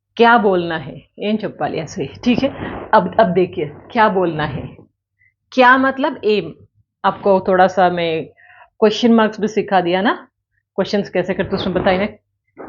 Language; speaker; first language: Hindi; native; Hindi